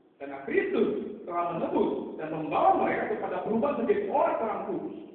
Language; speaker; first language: Indonesian; native; Indonesian